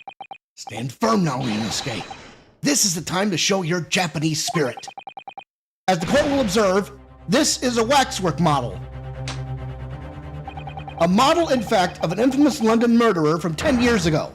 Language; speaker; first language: English; native; English